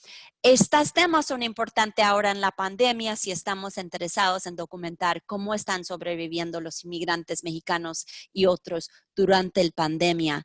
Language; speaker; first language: Spanish; early bilingual, heritage; Spanish